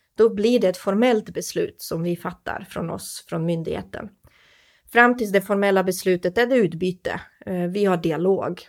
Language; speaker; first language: Swedish; non-native, fluent; Croatian